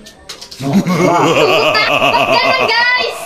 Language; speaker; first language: Filipino; native; Filipino